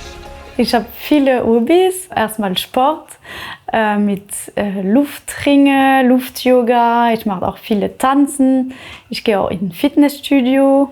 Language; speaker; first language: German; non-native, fluent; French